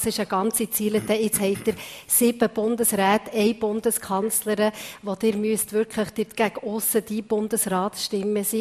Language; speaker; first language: German; native; German